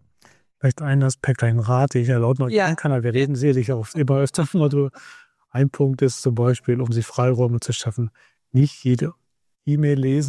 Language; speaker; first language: German; native; German